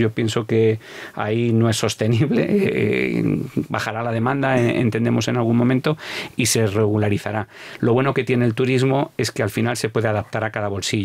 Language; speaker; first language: Spanish; native; Spanish